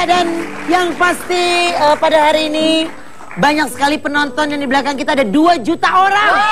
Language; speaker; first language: Indonesian; native; Indonesian